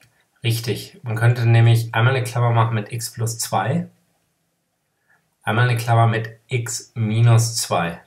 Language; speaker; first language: German; native; German